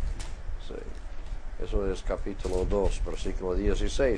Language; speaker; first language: Spanish; non-native, fluent; English